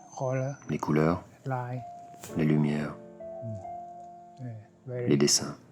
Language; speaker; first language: French; non-native, learner; Thai